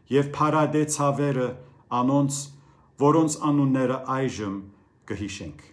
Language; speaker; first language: Armenian; early bilingual, heritage; Armenian